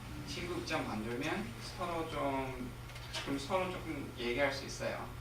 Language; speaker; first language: Korean; early bilingual, heritage; English